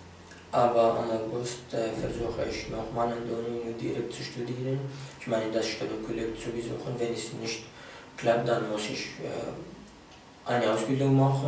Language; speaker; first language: German; non-native, fluent; Arabic